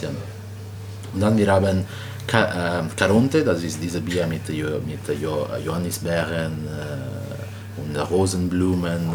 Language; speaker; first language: German; non-native, learner; Italian